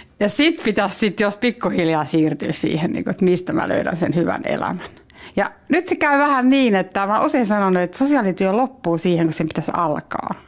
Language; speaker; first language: Finnish; non-native, local second language; Swedish